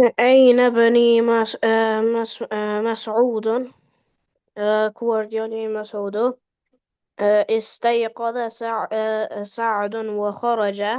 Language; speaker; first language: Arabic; non-native, learner; Albanian